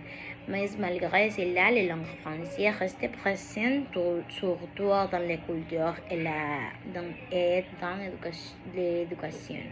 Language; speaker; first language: French; non-native, learner; Spanish